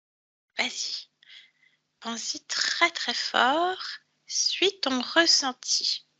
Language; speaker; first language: French; native; French